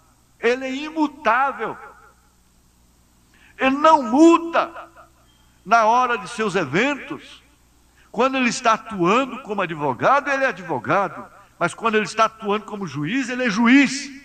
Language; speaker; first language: Portuguese; native; Portuguese